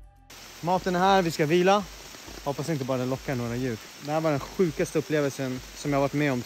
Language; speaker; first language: Swedish; native; Swedish